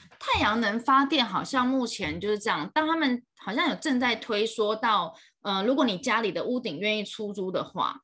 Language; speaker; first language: Chinese; native; Chinese